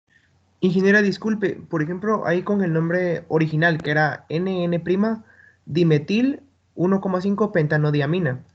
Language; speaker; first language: Spanish; native; Spanish